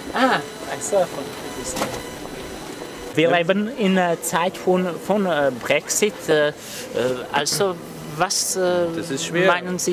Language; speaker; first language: German; non-native, fluent; Czech